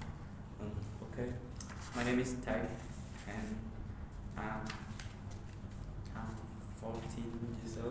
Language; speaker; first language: English; non-native, learner; Vietnamese